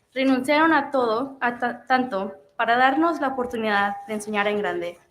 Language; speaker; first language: Spanish; early bilingual, heritage; Spanish